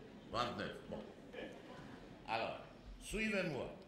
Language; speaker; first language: French; non-native, fluent; Czech